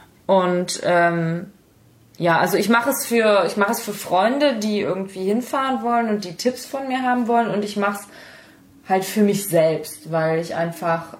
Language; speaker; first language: German; native; German